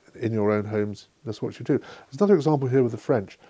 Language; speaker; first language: English; native; English